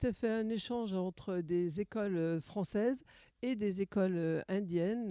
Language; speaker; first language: French; native; French